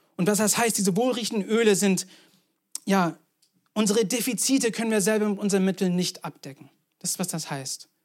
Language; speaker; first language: German; non-native, fluent; English